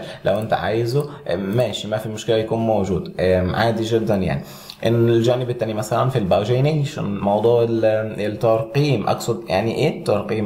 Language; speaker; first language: Arabic; native; Arabic